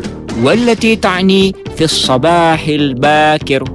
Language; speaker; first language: Arabic; non-native, fluent; Indonesian